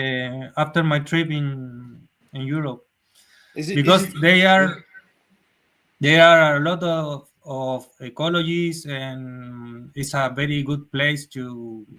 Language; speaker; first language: English; non-native, learner; Spanish